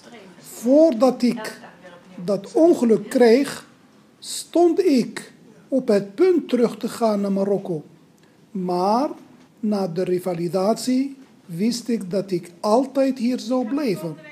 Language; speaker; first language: Dutch; non-native, fluent; Arabic